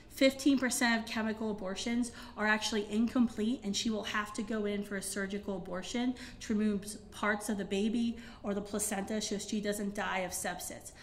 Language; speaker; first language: English; native; English